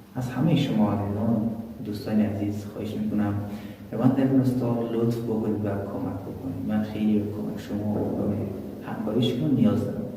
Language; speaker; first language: Persian; native; Persian